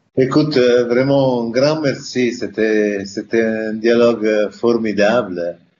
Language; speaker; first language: French; non-native, fluent; Italian